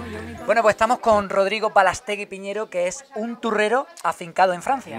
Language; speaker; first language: Spanish; native; Spanish